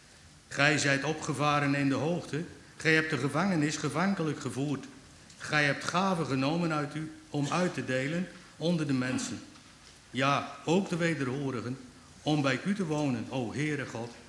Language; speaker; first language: Dutch; native; Dutch